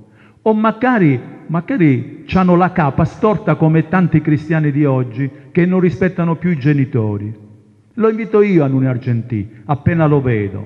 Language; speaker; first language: Italian; non-native, local second language; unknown